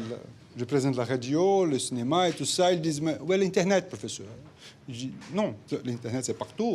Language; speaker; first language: French; non-native, fluent; Portuguese